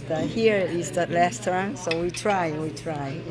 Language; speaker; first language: English; non-native, learner; Korean